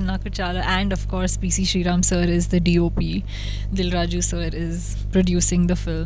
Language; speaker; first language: Telugu; non-native, local second language; Hindi